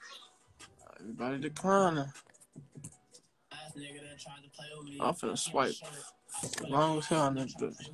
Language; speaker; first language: English; native; English